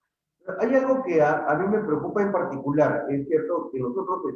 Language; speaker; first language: Spanish; native; Spanish